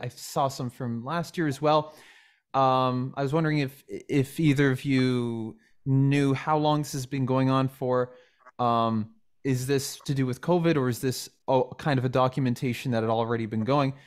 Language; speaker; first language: English; native; English